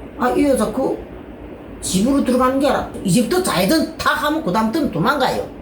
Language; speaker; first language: Korean; native; Korean